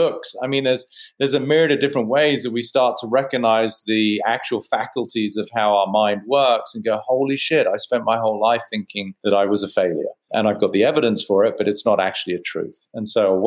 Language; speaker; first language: English; native; English